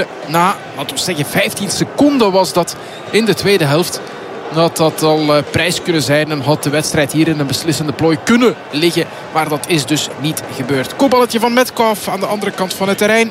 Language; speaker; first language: Dutch; native; Dutch